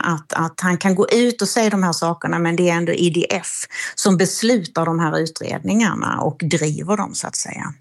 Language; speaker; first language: Swedish; native; Swedish